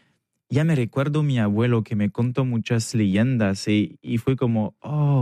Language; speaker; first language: Spanish; non-native, learner; French